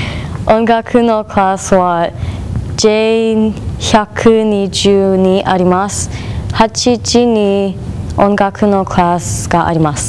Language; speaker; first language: Japanese; non-native, learner; English